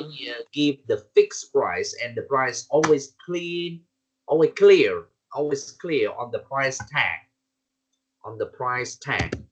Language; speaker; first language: English; non-native, learner; Vietnamese